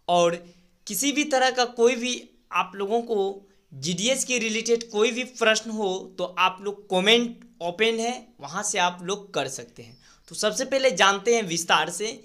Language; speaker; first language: Hindi; native; Hindi